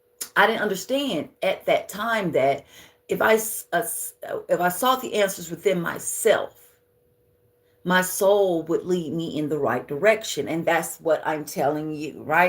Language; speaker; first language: English; native; English